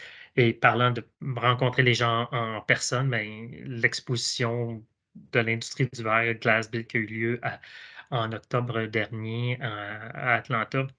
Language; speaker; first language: French; native; French